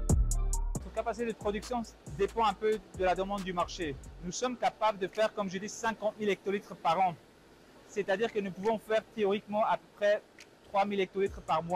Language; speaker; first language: French; non-native, local second language; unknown